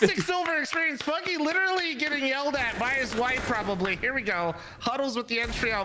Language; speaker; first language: English; native; English